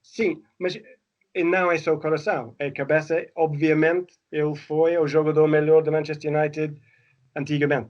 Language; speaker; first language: Portuguese; non-native, fluent; English